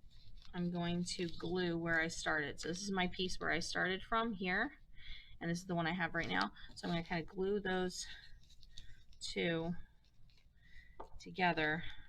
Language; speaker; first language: English; native; English